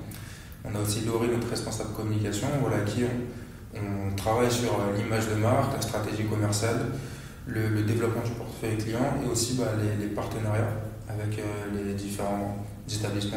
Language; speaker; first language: French; native; French